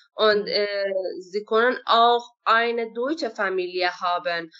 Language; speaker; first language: German; non-native, learner; Persian